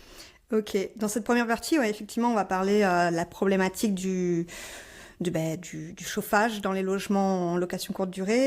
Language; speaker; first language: French; native; French